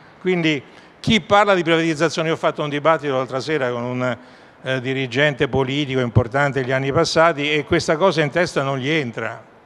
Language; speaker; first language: Italian; native; Italian